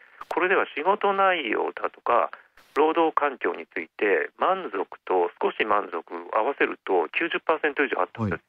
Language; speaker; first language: Japanese; native; Japanese